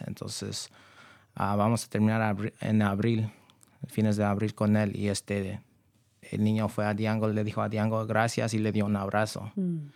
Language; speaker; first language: Spanish; early bilingual, heritage; Spanish